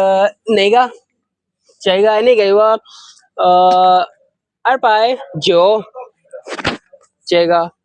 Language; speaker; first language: Chinese; non-native, learner; Urdu